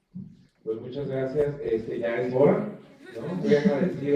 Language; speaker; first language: Spanish; native; Spanish